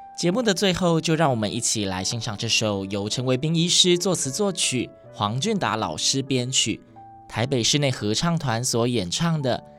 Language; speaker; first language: Chinese; native; Chinese